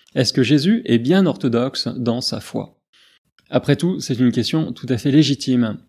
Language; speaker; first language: French; native; French